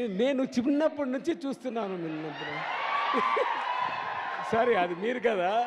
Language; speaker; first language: Telugu; non-native, learner; Tamil